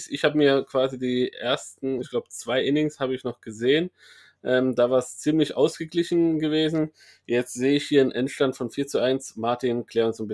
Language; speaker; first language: German; native; German